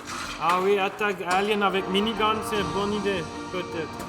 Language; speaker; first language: French; non-native, local second language; German